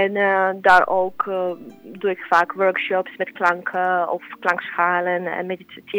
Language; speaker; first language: Dutch; non-native, fluent; Serbian